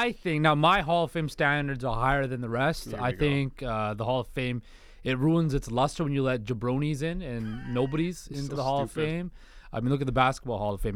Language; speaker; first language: English; native; English